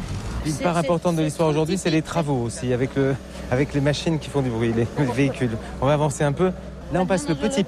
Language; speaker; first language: French; native; French